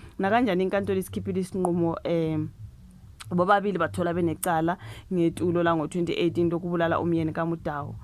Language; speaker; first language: Zulu; native; Zulu